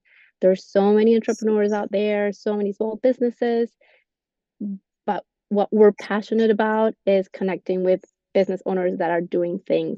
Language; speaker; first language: English; non-native, fluent; Spanish